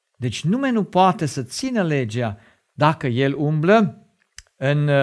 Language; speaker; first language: Romanian; non-native, fluent; German